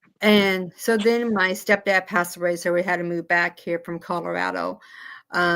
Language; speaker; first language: English; native; English